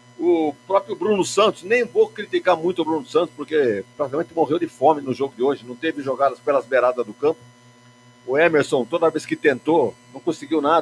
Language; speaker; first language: Portuguese; native; Portuguese